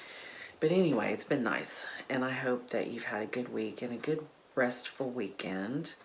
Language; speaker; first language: English; native; English